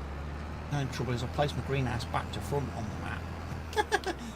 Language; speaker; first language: English; native; English